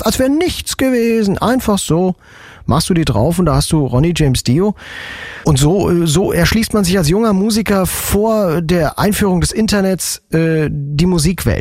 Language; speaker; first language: German; native; German